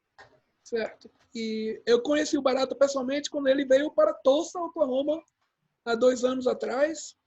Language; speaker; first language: Portuguese; early bilingual, heritage; English